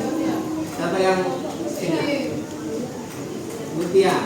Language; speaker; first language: Indonesian; native; Indonesian